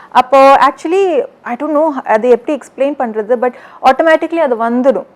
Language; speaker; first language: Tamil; early bilingual, heritage; Tamil